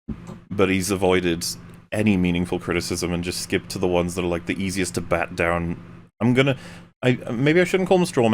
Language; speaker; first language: English; native; English